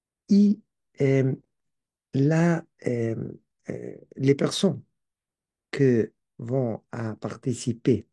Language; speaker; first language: French; non-native, learner; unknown